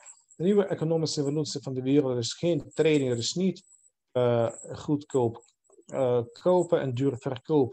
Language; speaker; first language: Dutch; non-native, fluent; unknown